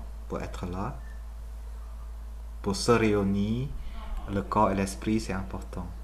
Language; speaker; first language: French; non-native, fluent; Vietnamese